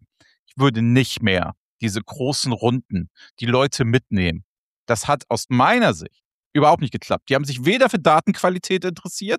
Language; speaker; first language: German; native; German